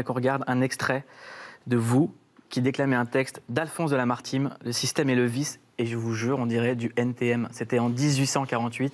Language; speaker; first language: French; native; French